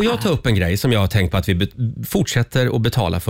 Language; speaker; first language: Swedish; native; Swedish